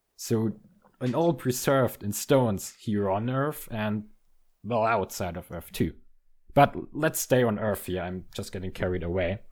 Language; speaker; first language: English; non-native, fluent; German